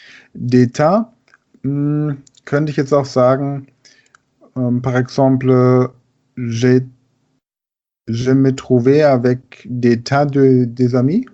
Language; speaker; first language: French; non-native, learner; German